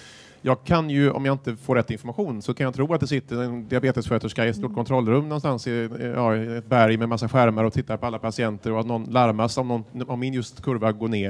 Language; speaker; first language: Swedish; native; Swedish